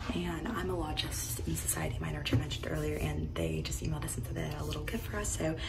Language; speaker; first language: English; native; English